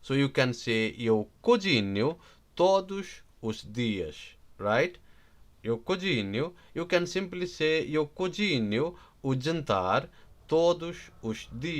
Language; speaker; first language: Portuguese; non-native, learner; Nepali